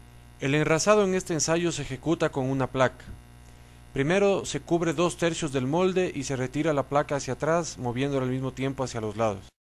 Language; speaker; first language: Spanish; native; Spanish